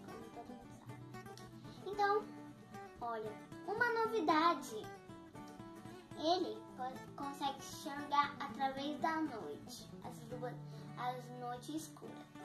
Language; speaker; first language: Portuguese; native; Portuguese